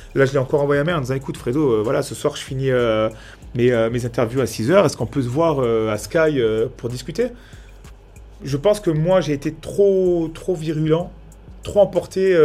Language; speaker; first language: French; native; French